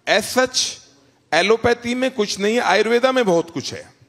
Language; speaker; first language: Hindi; native; Hindi